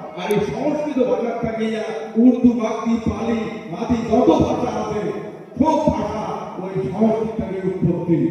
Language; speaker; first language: Bangla; non-native, local second language; Rangpuri